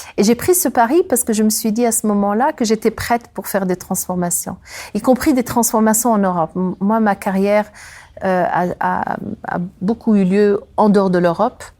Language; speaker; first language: French; non-native, local second language; Arabic